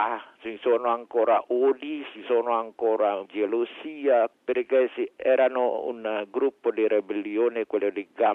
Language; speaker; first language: Italian; non-native, fluent; Indonesian